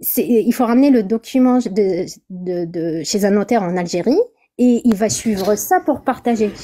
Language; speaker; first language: French; non-native, local second language; Kabyle